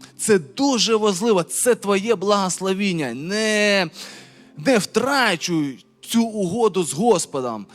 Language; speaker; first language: Ukrainian; non-native, local second language; Russian